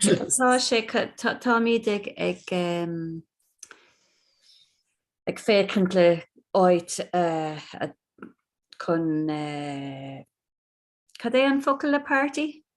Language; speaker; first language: Irish; non-native, learner; English